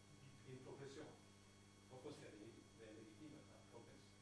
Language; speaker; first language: Danish; non-native, fluent; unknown